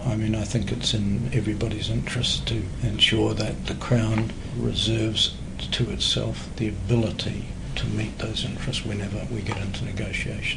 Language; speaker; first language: English; native; English